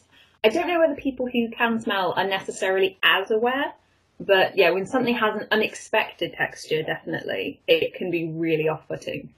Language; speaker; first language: English; native; English